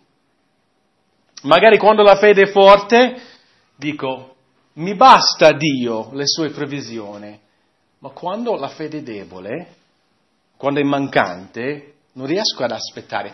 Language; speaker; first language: Italian; non-native, fluent; English